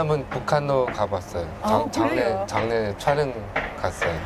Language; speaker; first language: Korean; non-native, learner; Chinese